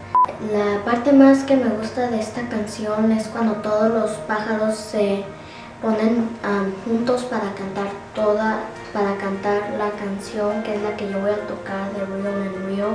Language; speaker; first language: Spanish; early bilingual, other home language; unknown